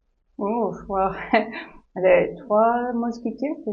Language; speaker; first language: French; non-native, learner; English